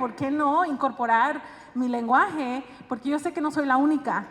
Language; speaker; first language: Spanish; early bilingual, heritage; Spanish